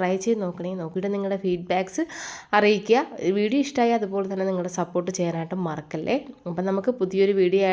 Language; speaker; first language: Malayalam; native; Malayalam